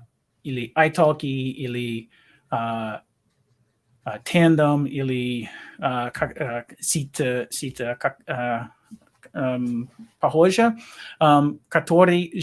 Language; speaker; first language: Russian; non-native, learner; English